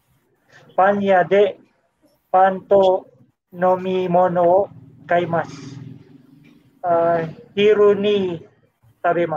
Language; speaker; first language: Japanese; non-native, learner; Filipino